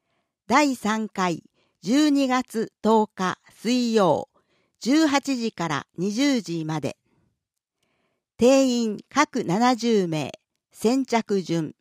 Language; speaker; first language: Japanese; native; Japanese